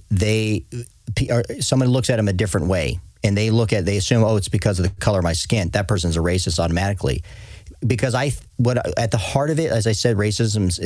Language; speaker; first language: English; native; English